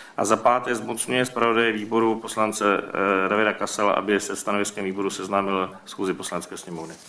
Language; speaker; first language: Czech; native; Czech